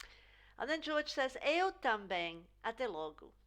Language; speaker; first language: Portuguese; non-native, fluent; English